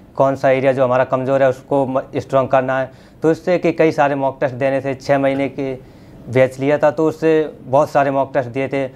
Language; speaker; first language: Hindi; native; Hindi